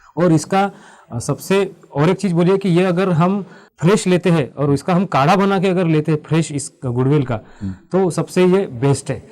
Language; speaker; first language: Hindi; non-native, local second language; Marathi